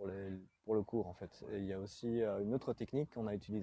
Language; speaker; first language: French; native; French